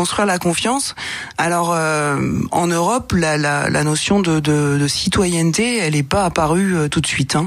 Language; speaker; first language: French; native; French